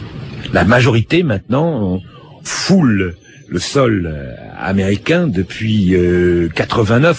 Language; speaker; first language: French; native; French